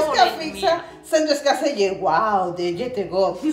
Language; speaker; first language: Swedish; non-native, learner; Spanish